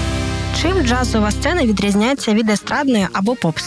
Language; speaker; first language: Ukrainian; native; Ukrainian